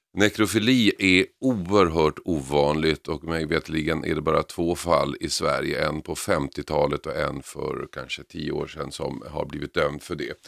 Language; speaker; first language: Swedish; native; Swedish